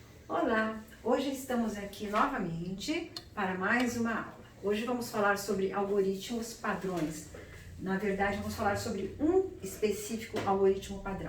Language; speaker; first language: Portuguese; native; Portuguese